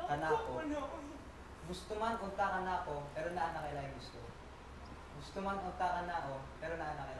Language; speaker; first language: Cebuano; non-native, learner; Filipino